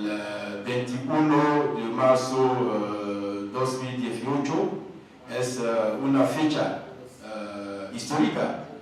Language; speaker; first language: Spanish; non-native, learner; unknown